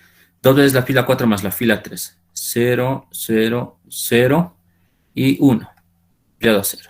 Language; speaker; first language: Spanish; native; Spanish